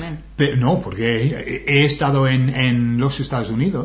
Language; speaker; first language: Spanish; non-native, fluent; English